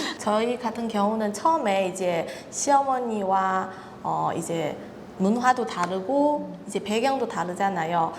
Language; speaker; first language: Korean; non-native, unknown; Chinese